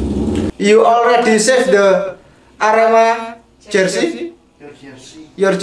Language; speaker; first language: English; non-native, learner; Indonesian